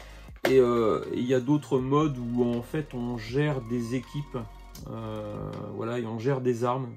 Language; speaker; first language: French; native; French